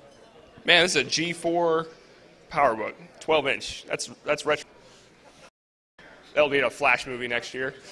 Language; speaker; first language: English; native; English